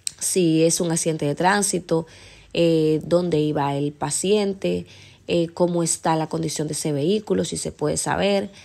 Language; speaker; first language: Spanish; native; Spanish